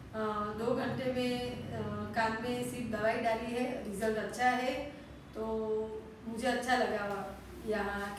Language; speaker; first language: Hindi; non-native, local second language; Gujarati